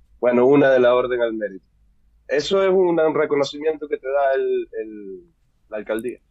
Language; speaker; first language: Spanish; native; Spanish